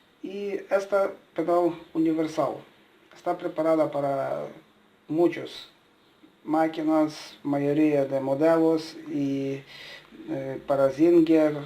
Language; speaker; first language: Spanish; non-native, learner; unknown